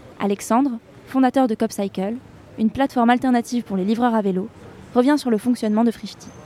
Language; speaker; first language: French; native; French